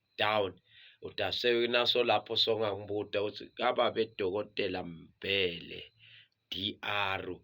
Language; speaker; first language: Zulu; non-native, local second language; Swati